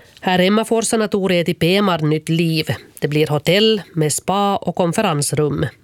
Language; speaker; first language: Swedish; native; Swedish